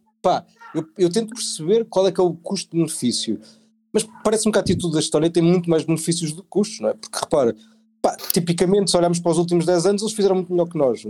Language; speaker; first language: Portuguese; native; Portuguese